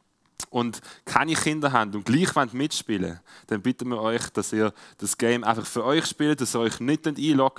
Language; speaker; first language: German; native; German